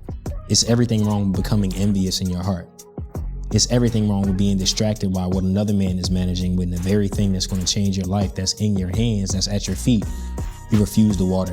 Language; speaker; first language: English; native; English